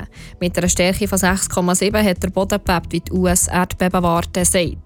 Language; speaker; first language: German; native; German